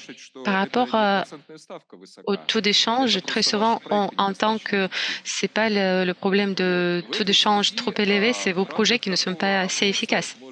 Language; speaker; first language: French; non-native, fluent; Russian